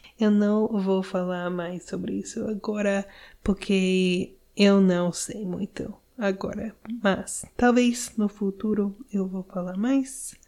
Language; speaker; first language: Portuguese; non-native, learner; English